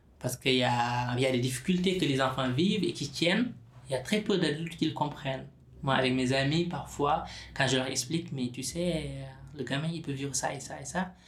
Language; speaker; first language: French; non-native, local second language; Wolof